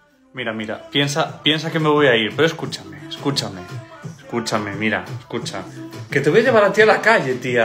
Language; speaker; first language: Spanish; native; Spanish